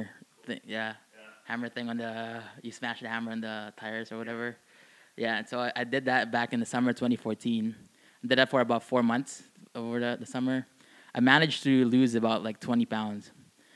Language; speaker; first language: English; non-native, local second language; Filipino